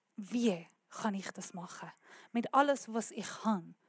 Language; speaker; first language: German; non-native, learner; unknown